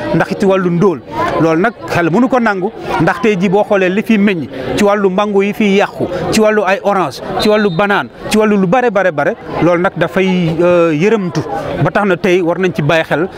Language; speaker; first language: Wolof; non-native, local second language; Mandingo